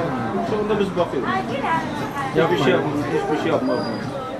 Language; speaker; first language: Turkish; non-native, local second language; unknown